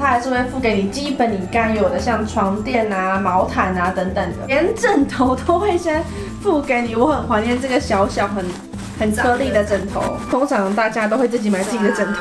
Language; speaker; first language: Chinese; native; Chinese